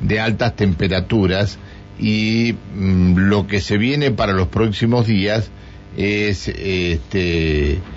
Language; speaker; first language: Spanish; native; Spanish